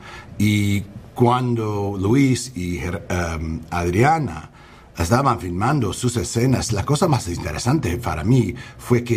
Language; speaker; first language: Spanish; non-native, learner; English